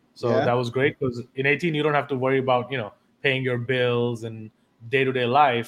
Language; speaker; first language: English; non-native, local second language; Hindi